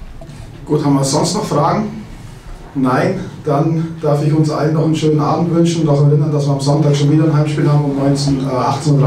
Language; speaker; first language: German; native; German